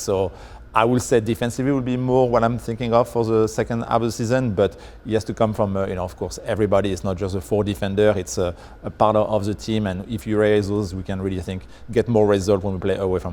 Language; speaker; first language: English; non-native, fluent; French